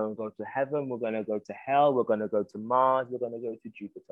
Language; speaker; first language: English; native; English